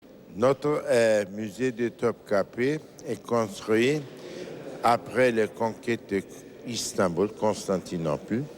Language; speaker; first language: French; non-native, fluent; Turkish